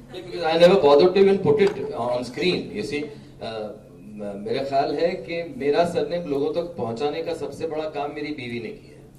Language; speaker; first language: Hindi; non-native, local second language; Marathi